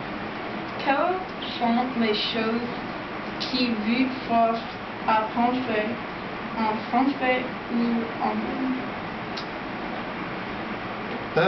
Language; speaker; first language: French; non-native, learner; English